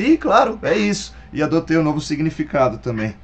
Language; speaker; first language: Portuguese; native; Portuguese